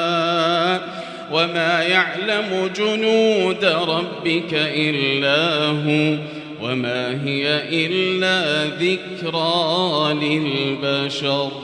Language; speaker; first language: Arabic; native; Arabic